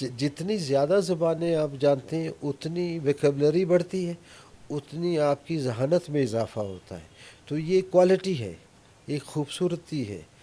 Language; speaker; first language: Urdu; non-native, local second language; Brahui